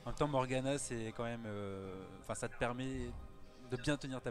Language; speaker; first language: French; native; French